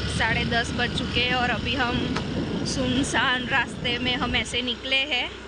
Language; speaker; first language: Hindi; non-native, local second language; Gujarati